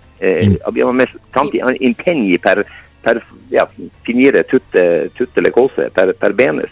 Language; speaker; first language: Italian; non-native, fluent; Norwegian